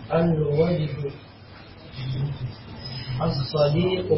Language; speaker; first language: Arabic; non-native, learner; Indonesian